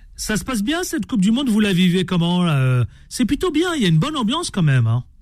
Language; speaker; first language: French; native; French